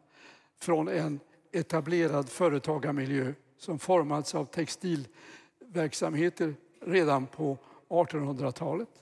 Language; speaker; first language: Swedish; native; Swedish